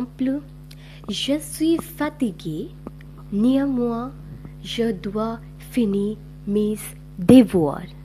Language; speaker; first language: French; non-native, learner; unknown